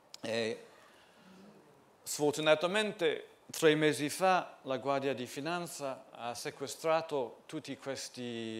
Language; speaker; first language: Italian; non-native, fluent; English